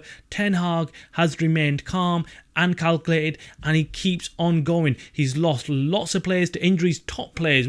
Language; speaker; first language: English; native; English